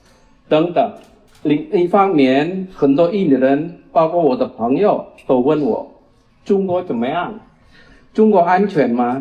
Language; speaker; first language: Chinese; non-native, fluent; Indonesian